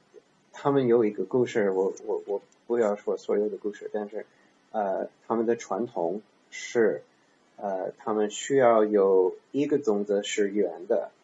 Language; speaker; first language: Chinese; non-native, learner; English